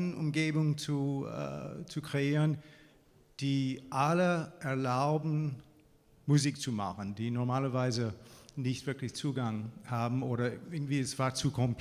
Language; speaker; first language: German; non-native, fluent; English